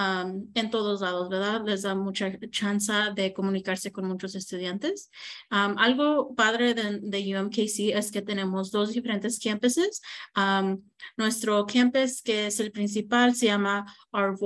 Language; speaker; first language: Spanish; early bilingual, heritage; Spanish